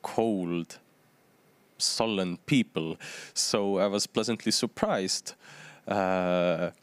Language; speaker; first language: English; non-native, fluent; Estonian